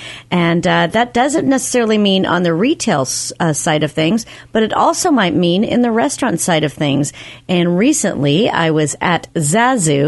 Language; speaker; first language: English; native; English